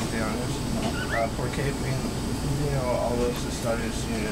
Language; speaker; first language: Spanish; non-native, learner; English